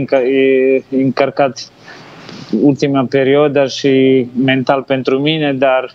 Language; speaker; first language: Romanian; non-native, fluent; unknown